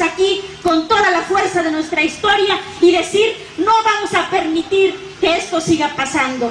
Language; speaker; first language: Spanish; native; Spanish